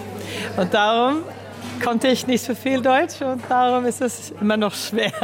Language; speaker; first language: German; early bilingual, heritage; German